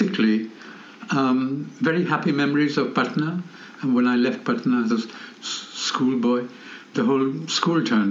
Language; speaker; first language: English; non-native, local second language; Bangla